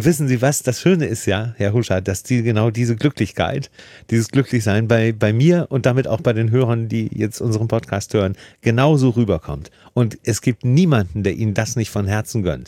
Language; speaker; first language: German; native; German